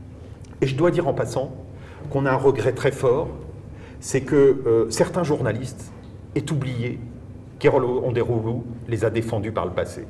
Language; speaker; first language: French; native; French